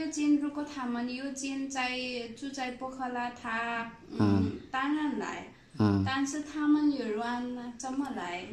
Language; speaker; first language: Chinese; non-native, learner; Nepali